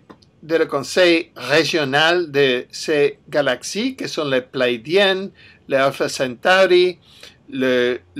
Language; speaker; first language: French; non-native, learner; English